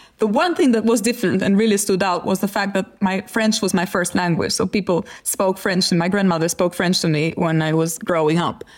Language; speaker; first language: English; non-native, fluent; Albanian